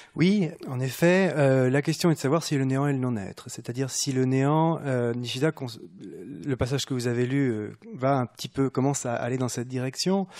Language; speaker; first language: French; native; French